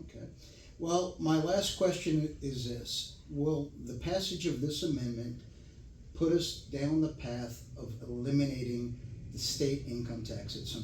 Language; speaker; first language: English; native; English